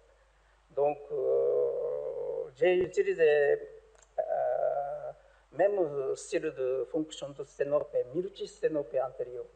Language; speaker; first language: French; non-native, learner; Japanese